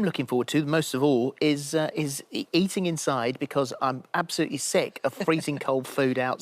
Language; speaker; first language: English; native; English